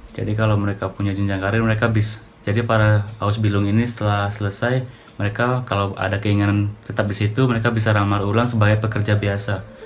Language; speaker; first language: Indonesian; native; Indonesian